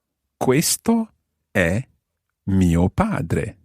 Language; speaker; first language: Italian; non-native, fluent; English